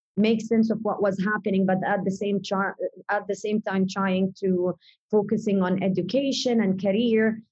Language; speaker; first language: English; early bilingual, other home language; Arabic